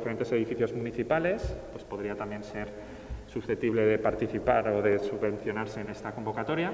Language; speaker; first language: Spanish; native; Spanish